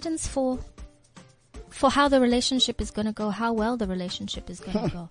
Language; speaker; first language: English; non-native, local second language; Tswana